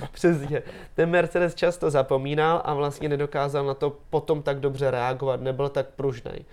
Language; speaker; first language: Czech; native; Czech